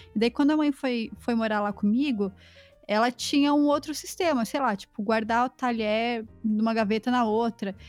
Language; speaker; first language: Portuguese; native; Portuguese